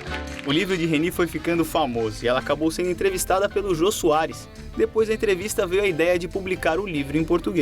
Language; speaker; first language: Portuguese; native; Portuguese